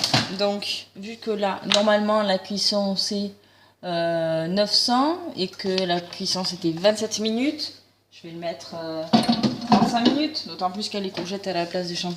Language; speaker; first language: French; native; French